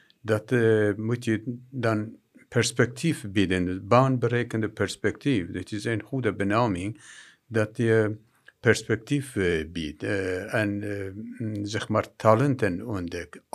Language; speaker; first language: Dutch; non-native, fluent; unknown